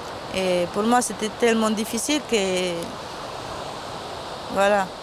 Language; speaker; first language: French; non-native, fluent; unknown